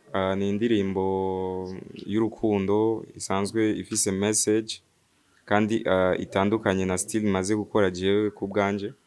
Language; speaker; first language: Rundi; early bilingual, heritage; Rundi